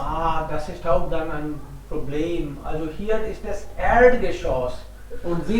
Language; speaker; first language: German; non-native, fluent; Hindi